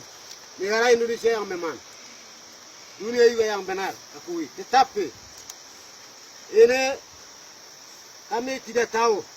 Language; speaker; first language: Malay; non-native, local second language; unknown